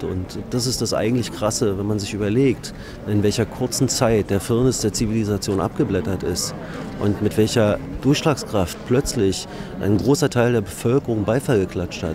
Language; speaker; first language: German; native; German